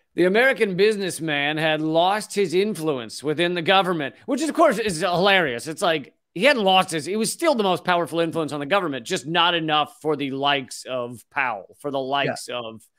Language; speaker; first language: English; native; English